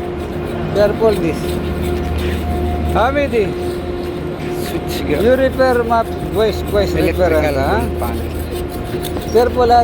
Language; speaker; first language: English; non-native, learner; Filipino